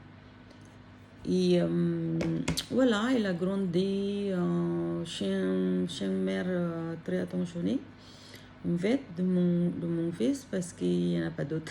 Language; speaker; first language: French; non-native, learner; Filipino